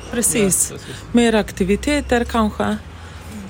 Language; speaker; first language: Swedish; non-native, fluent; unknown